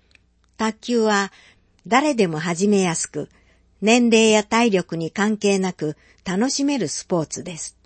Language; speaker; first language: Japanese; native; Japanese